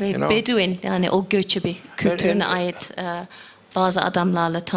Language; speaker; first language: Turkish; non-native, fluent; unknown